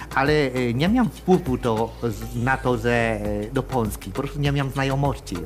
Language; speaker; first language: Polish; non-native, fluent; Vietnamese